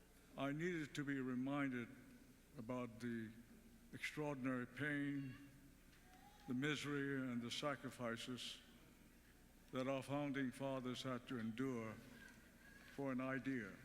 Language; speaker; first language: English; early bilingual, other home language; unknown